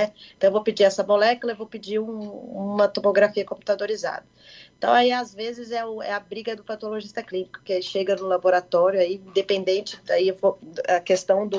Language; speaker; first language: Portuguese; native; Portuguese